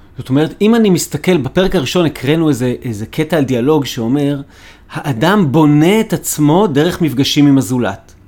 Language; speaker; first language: Hebrew; native; Hebrew